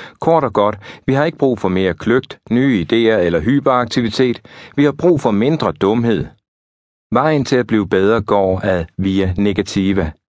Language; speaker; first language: Danish; native; Danish